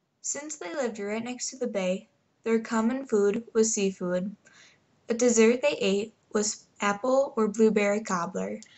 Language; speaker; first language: English; native; English